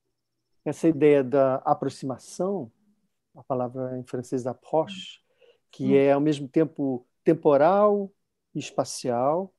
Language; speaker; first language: Portuguese; non-native, fluent; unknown